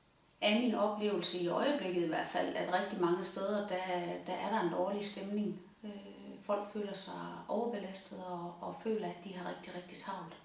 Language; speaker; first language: Danish; native; Danish